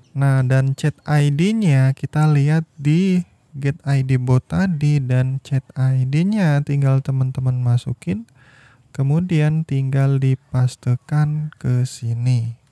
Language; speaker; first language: Indonesian; native; Indonesian